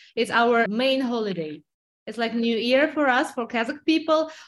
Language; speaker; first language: English; non-native, fluent; Russian